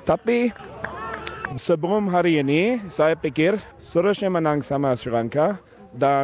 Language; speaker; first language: Indonesian; non-native, fluent; English